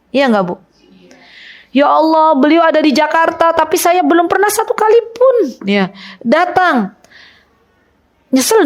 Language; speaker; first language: Indonesian; native; Indonesian